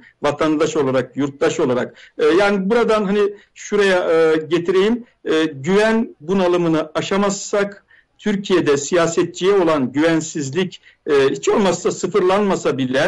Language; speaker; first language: Turkish; native; Turkish